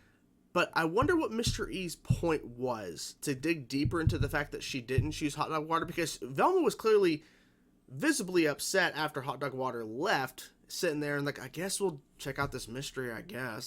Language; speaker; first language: English; native; English